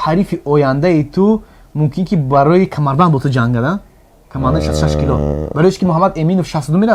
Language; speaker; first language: Persian; native; Persian